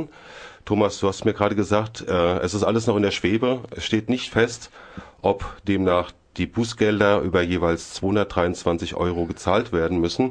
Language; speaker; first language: German; native; German